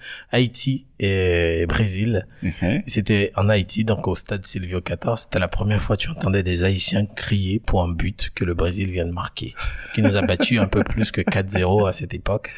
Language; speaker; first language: French; native; French